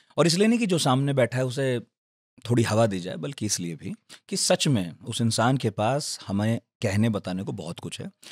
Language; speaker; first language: Hindi; native; Hindi